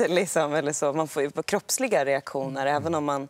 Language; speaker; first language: Swedish; native; Swedish